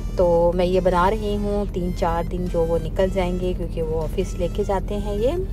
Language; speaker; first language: Urdu; native; Urdu